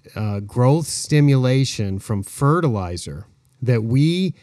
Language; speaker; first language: English; native; English